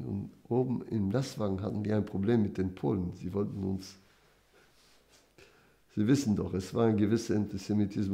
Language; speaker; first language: German; non-native, fluent; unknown